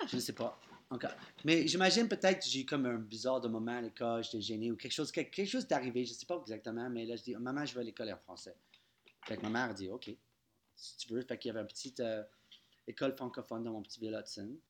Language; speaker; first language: French; non-native, local second language; English